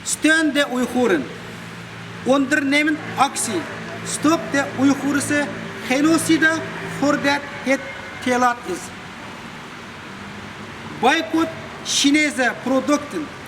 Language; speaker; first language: Dutch; non-native, fluent; Uyghur